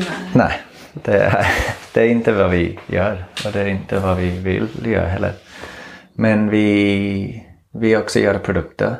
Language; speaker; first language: Swedish; non-native, fluent; English